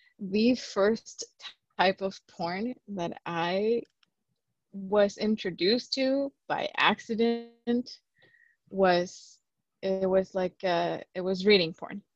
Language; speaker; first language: English; early bilingual, other home language; Spanish